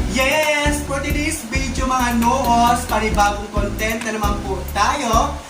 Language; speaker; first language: Filipino; non-native, local second language; Waray